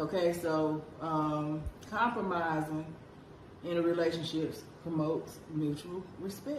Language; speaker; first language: English; native; English